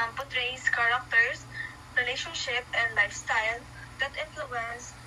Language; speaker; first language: English; non-native, local second language; Filipino